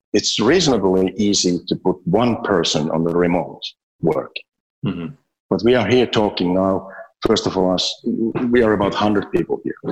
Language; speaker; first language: English; non-native, fluent; Finnish